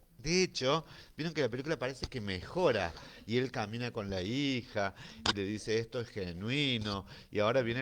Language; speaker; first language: Spanish; native; Spanish